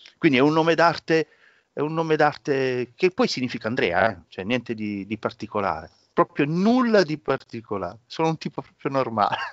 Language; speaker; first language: Italian; native; Italian